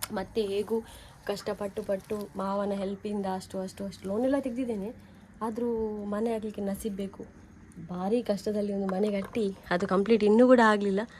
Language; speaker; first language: Kannada; non-native, local second language; Tulu